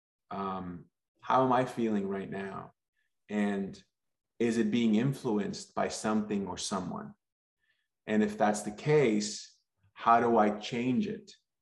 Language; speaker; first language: English; early bilingual, other home language; Spanish